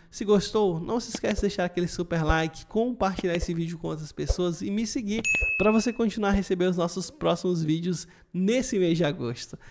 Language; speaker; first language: Portuguese; native; Portuguese